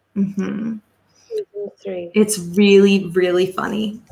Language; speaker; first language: English; native; English